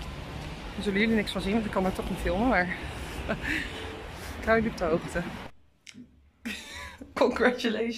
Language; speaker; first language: Dutch; native; Dutch